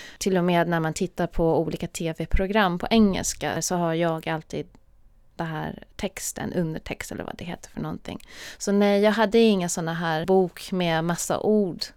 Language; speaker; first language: Swedish; non-native, fluent; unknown